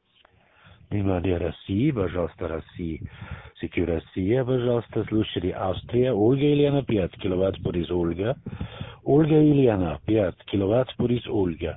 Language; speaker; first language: Russian; non-native, learner; German